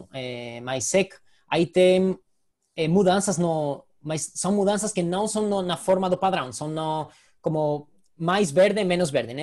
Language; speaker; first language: Portuguese; non-native, fluent; Spanish